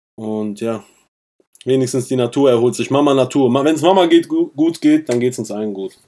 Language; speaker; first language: German; early bilingual, other home language; Persian